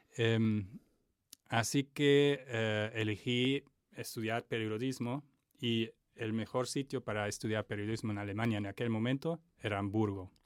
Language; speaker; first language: Spanish; non-native, fluent; German